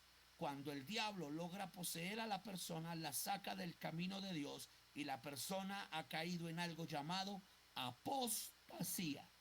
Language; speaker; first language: Spanish; native; Spanish